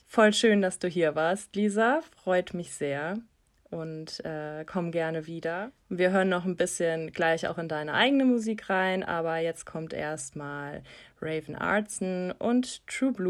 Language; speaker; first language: German; native; German